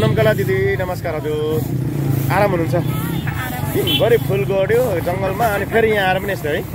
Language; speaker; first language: Nepali; native; Nepali